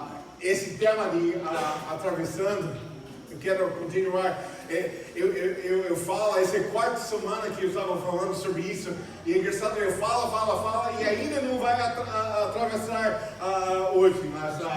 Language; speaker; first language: Portuguese; non-native, fluent; English